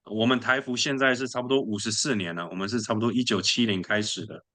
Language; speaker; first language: Chinese; early bilingual, other home language; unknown